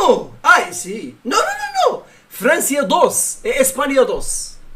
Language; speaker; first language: Spanish; non-native, learner; Arabic